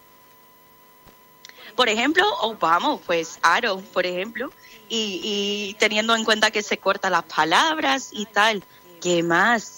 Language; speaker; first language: Spanish; non-native, fluent; English